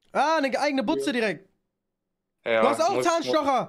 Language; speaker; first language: German; native; German